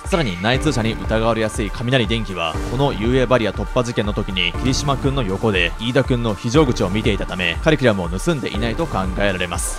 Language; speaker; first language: Japanese; native; Japanese